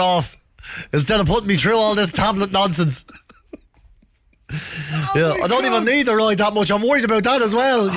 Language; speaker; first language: English; native; English